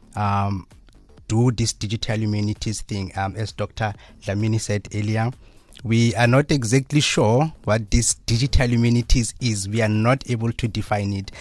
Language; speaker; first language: English; non-native, local second language; Southern Sotho